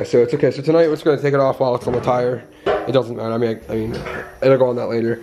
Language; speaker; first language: English; native; English